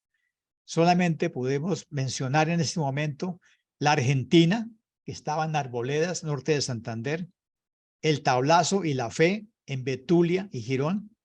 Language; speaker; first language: Spanish; native; Spanish